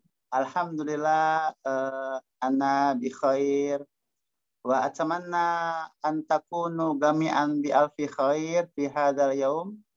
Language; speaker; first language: Arabic; non-native, fluent; Indonesian